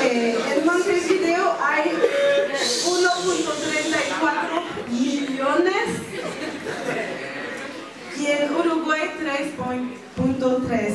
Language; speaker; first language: Spanish; non-native, fluent; French